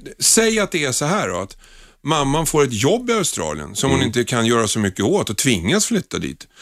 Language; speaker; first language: Swedish; native; Swedish